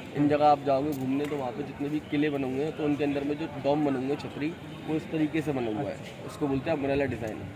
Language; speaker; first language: Hindi; native; Hindi